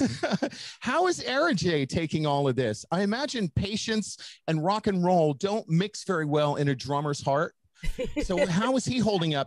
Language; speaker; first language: English; native; English